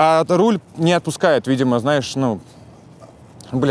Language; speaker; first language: Russian; native; Russian